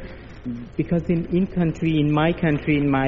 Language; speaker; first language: English; non-native, local second language; Bangla